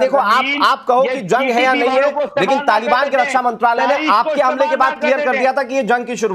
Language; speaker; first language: Hindi; native; Hindi